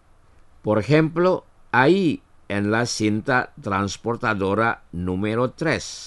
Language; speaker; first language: Spanish; non-native, fluent; Indonesian